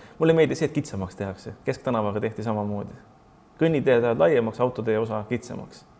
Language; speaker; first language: Estonian; native; Estonian